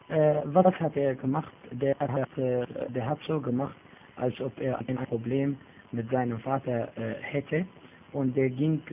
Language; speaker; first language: German; non-native, fluent; Arabic